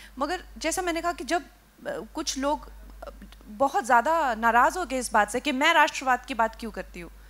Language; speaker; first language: Hindi; native; Hindi